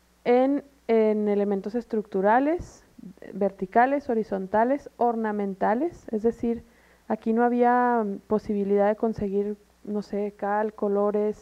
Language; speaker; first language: Spanish; native; Spanish